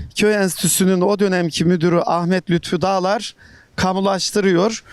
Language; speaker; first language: Turkish; native; Turkish